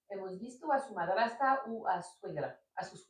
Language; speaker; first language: Spanish; non-native, learner; French